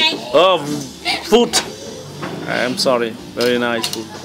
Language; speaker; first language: English; non-native, learner; Thai